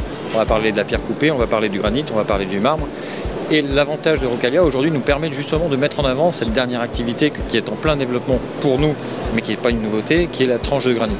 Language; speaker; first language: French; native; French